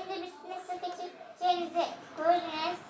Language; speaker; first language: Turkish; early bilingual, heritage; Turkish